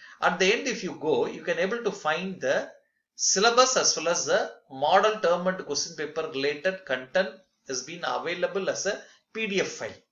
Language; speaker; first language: English; non-native, local second language; Tamil